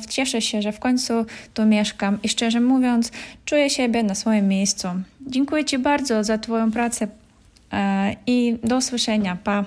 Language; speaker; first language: Polish; non-native, fluent; Russian